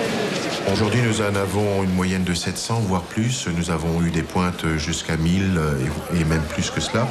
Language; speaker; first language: French; native; French